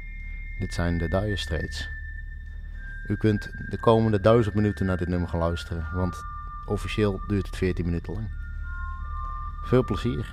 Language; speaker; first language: Dutch; native; Dutch